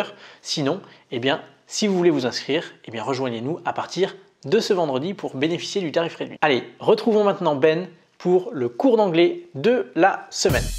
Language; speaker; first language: French; native; French